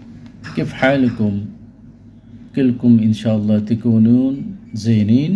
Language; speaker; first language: Arabic; non-native, fluent; Bangla